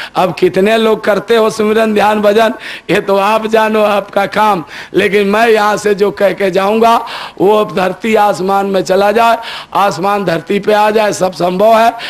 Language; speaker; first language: Hindi; native; Hindi